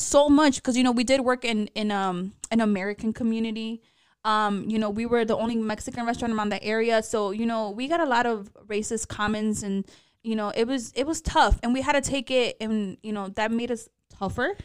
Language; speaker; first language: English; early bilingual, other home language; Spanish